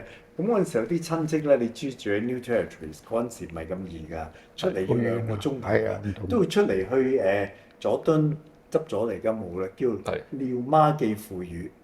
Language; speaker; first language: Cantonese; native; Cantonese